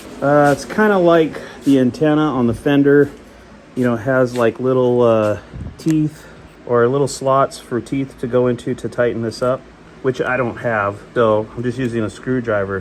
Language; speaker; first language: English; native; English